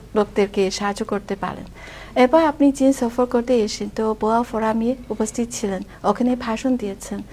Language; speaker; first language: Bangla; non-native, fluent; Chinese